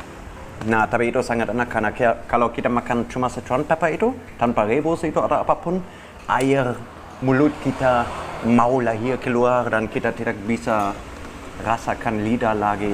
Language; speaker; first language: Indonesian; non-native, fluent; German